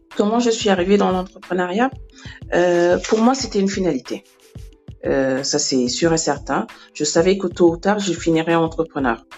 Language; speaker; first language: French; non-native, local second language; Wolof